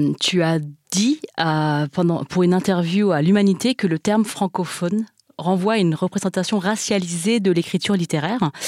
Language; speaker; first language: French; early bilingual, other home language; Chinese